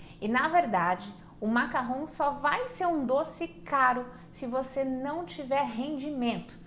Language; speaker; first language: Portuguese; native; Portuguese